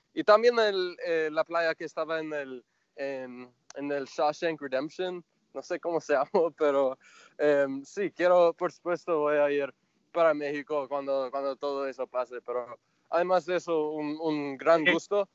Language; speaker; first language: Spanish; non-native, fluent; English